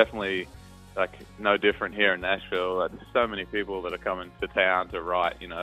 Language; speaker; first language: English; native; English